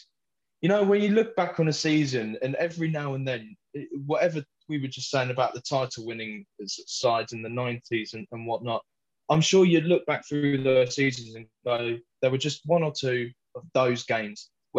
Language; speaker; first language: English; native; English